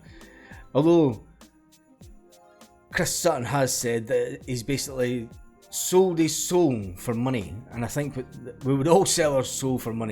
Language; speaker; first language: English; native; English